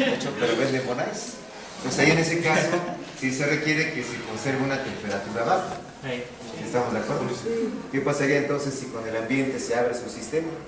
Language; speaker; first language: Spanish; native; Spanish